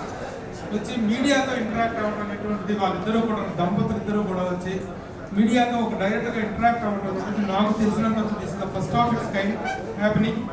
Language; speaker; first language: Telugu; native; Telugu